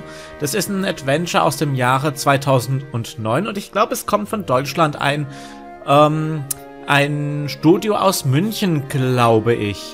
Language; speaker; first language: German; native; German